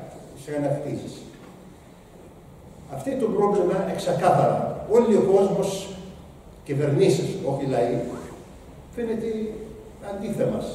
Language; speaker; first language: Greek; non-native, learner; Arabic